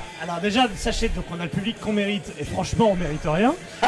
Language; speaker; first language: French; native; French